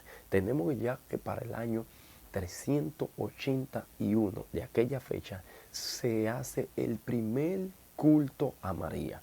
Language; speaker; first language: Spanish; native; Spanish